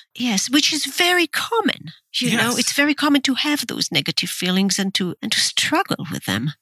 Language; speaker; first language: English; non-native, fluent; Hebrew